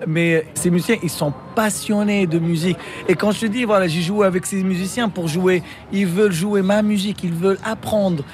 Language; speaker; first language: French; non-native, local second language; Arabic